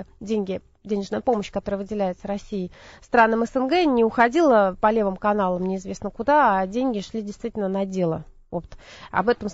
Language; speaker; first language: Russian; native; Russian